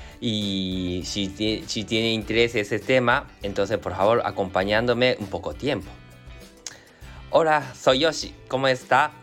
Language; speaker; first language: Spanish; non-native, learner; Japanese